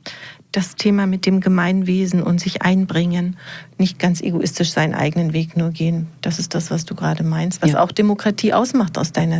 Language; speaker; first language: German; native; German